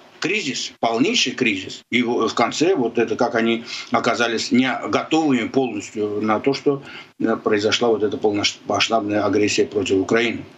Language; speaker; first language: Russian; non-native, local second language; Azerbaijani